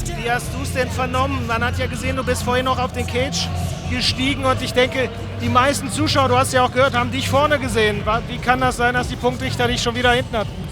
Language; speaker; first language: German; native; German